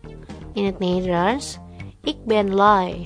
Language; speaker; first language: Dutch; non-native, fluent; Indonesian